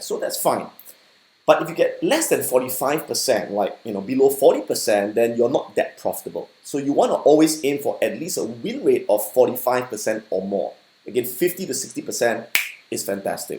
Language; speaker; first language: English; native; English